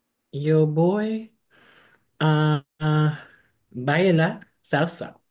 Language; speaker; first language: Spanish; non-native, learner; English